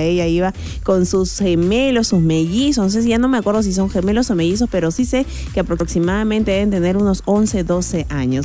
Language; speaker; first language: Spanish; native; Spanish